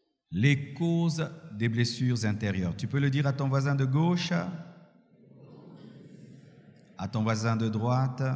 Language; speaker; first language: French; non-native, local second language; Lingala